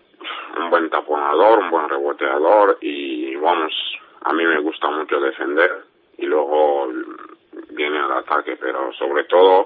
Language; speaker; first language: Spanish; non-native, learner; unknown